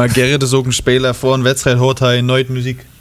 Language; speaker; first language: Dutch; non-native, fluent; German